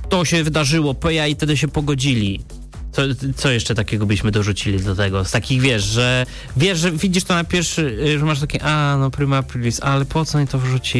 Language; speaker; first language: Polish; native; Polish